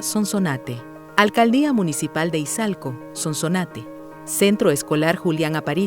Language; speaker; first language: Spanish; native; Spanish